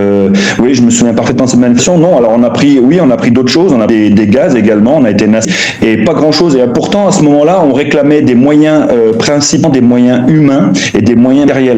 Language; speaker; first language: French; native; French